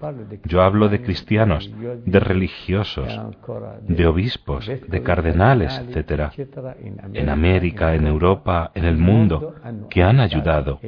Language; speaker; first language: Spanish; non-native, fluent; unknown